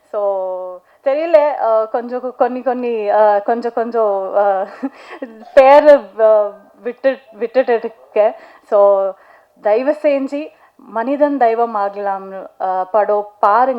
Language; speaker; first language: Tamil; non-native, learner; Kannada